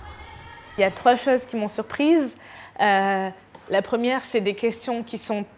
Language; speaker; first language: French; native; French